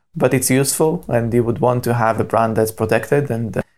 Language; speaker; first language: English; non-native, fluent; Hebrew